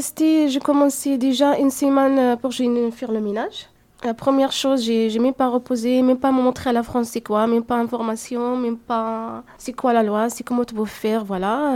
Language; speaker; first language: French; non-native, learner; Arabic